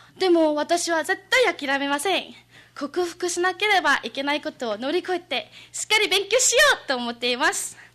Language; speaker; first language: Japanese; non-native, learner; English